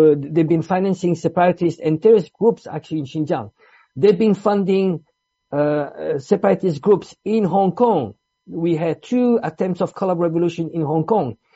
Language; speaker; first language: English; non-native, fluent; Italian